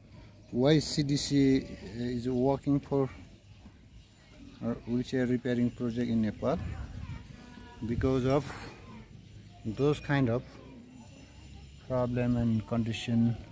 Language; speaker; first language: English; non-native, learner; Nepali